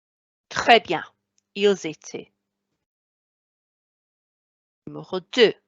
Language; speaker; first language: French; non-native, fluent; Welsh